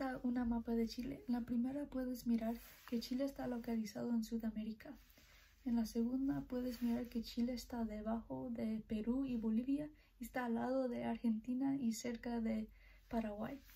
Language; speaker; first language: Spanish; early bilingual, heritage; Spanish